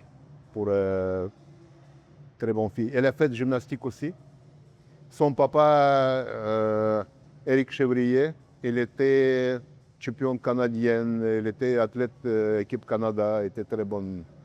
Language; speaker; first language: French; non-native, learner; Russian